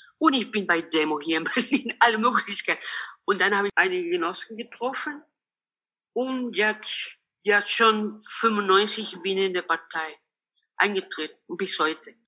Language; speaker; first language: German; non-native, local second language; Spanish